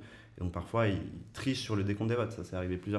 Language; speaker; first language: French; native; French